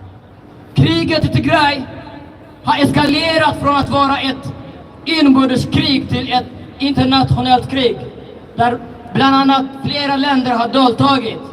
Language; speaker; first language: Swedish; early bilingual, other home language; Tigrinya